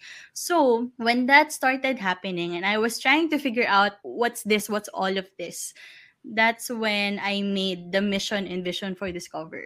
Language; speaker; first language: English; non-native, local second language; Filipino